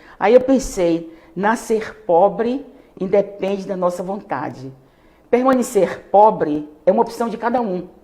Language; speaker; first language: Portuguese; native; Portuguese